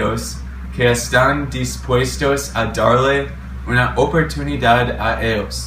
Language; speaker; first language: Spanish; non-native, learner; English